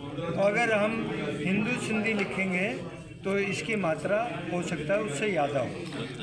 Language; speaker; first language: Hindi; non-native, local second language; Sindhi